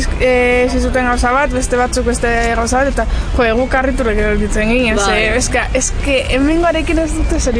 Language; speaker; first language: Basque; non-native, local second language; Spanish